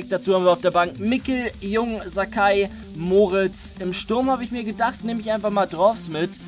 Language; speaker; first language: German; native; German